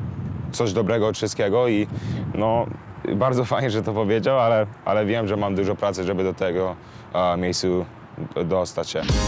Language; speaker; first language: Polish; early bilingual, heritage; English